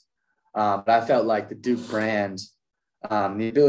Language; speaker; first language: English; native; English